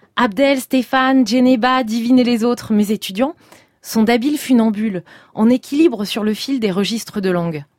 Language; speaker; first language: French; native; French